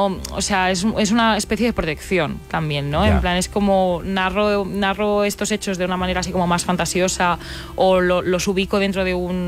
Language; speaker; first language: Spanish; native; Spanish